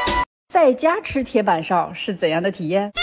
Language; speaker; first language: Chinese; native; Chinese